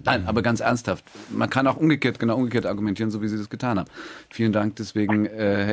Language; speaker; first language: German; native; German